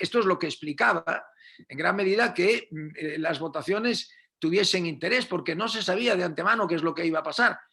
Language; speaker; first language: Spanish; native; Spanish